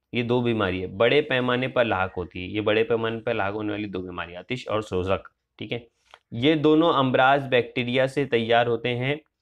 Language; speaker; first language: Urdu; native; Urdu